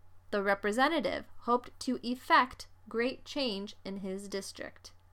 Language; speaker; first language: English; native; English